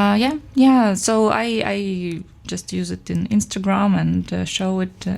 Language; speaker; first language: English; non-native, fluent; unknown